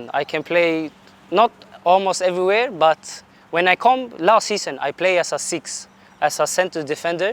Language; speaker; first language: English; non-native, fluent; Swedish